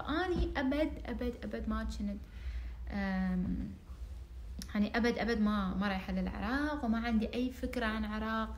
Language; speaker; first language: Arabic; non-native, fluent; Persian